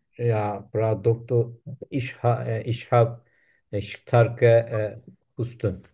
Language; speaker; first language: German; non-native, learner; Turkish